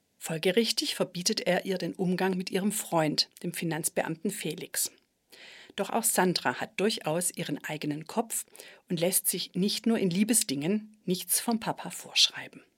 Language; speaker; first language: German; native; German